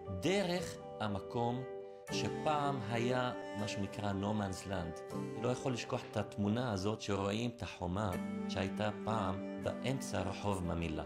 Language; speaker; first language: Hebrew; non-native, local second language; Aramaic